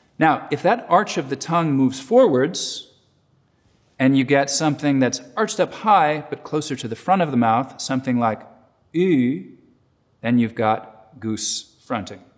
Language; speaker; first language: English; native; English